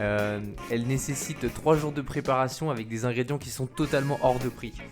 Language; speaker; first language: French; native; French